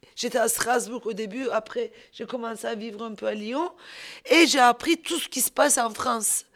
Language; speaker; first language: French; non-native, fluent; Turkish